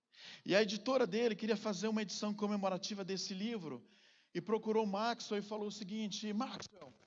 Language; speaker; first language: Portuguese; native; Portuguese